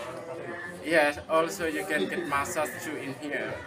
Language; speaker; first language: English; non-native, learner; Indonesian